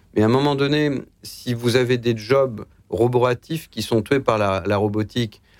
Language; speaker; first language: French; native; French